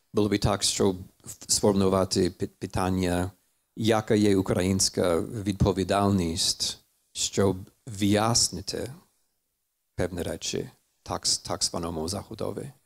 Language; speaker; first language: Ukrainian; non-native, fluent; English